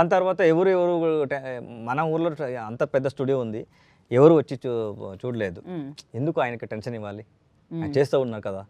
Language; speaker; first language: Telugu; non-native, learner; Kannada